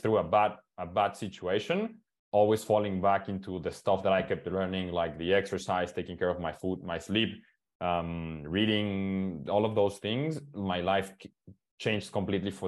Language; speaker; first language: English; non-native, fluent; Spanish